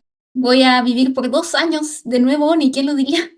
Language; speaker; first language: Spanish; native; Spanish